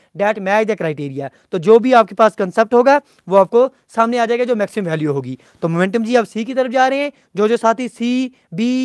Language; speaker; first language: Hindi; non-native, local second language; Punjabi